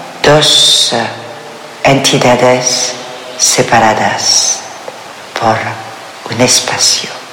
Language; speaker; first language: Spanish; non-native, fluent; French